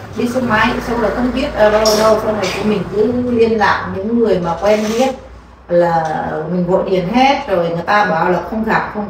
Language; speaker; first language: Vietnamese; non-native, local second language; Eastern Cham